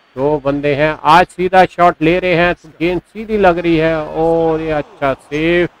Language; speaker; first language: Hindi; native; Hindi